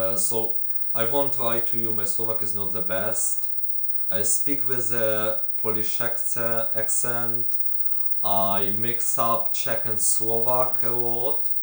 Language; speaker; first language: English; non-native, fluent; Ukrainian